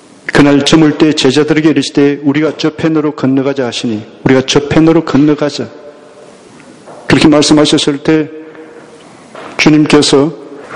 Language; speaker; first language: Korean; native; Korean